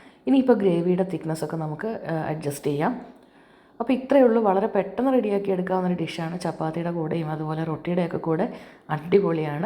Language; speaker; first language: Malayalam; native; Malayalam